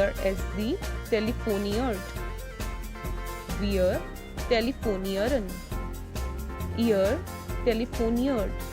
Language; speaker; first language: German; non-native, learner; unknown